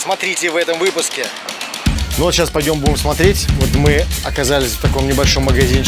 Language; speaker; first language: Russian; native; Russian